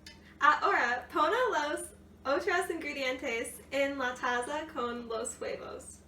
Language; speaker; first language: Spanish; non-native, learner; English